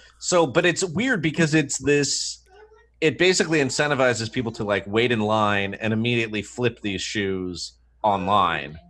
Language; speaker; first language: English; native; English